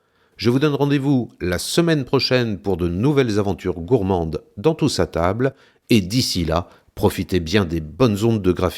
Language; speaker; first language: French; native; French